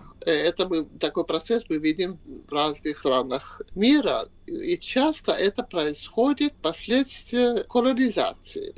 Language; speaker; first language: Russian; non-native, fluent; Swedish